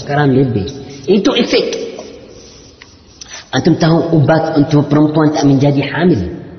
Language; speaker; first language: Indonesian; non-native, learner; Arabic